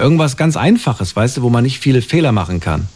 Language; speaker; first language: German; native; German